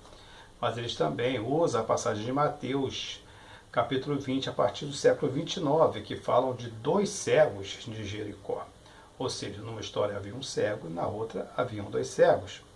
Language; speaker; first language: Portuguese; native; Portuguese